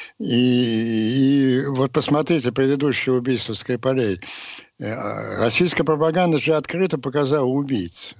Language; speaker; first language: Russian; native; Russian